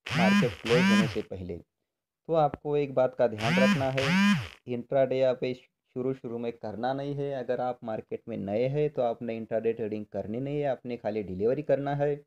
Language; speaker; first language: Hindi; non-native, local second language; Marathi